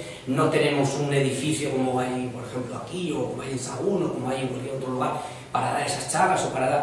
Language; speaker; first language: Spanish; native; Spanish